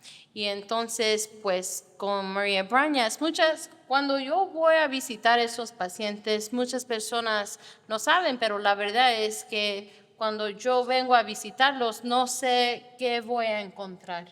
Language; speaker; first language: Spanish; non-native, fluent; English